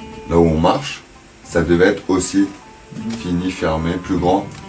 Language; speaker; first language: French; native; French